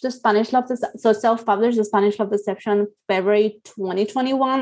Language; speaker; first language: English; non-native, fluent; Spanish